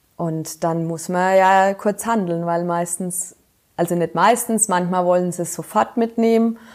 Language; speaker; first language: German; native; German